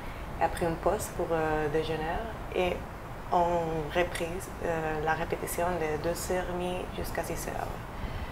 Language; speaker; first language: French; non-native, fluent; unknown